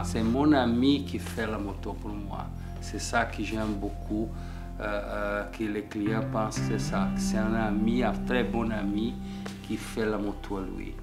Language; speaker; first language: French; non-native, fluent; Portuguese